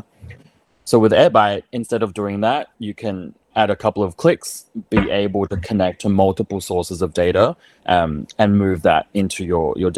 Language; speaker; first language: English; native; English